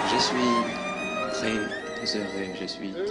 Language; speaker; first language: French; non-native, fluent; Russian